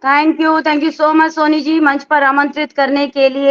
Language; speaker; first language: Hindi; native; Hindi